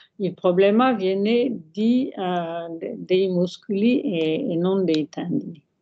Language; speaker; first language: Italian; non-native, fluent; French